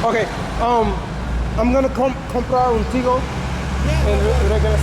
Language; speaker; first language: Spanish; non-native, learner; English